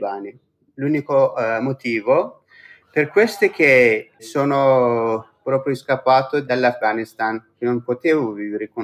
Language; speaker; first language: Italian; non-native, fluent; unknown